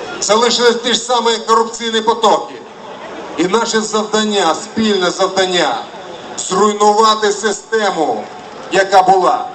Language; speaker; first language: Ukrainian; non-native, local second language; Russian